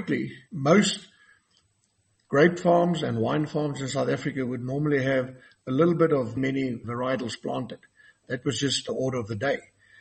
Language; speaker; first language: English; non-native, local second language; Afrikaans